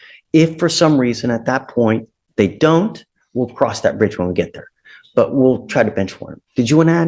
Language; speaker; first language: English; native; English